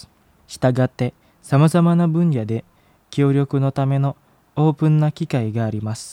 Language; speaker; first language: Japanese; non-native, fluent; Indonesian